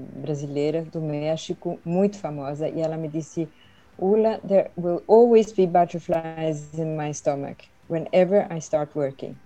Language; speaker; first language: Portuguese; early bilingual, other home language; Swedish